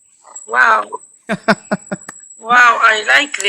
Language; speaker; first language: English; non-native, learner; Arabic